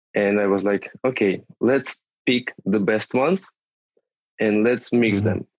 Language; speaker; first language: English; non-native, fluent; Russian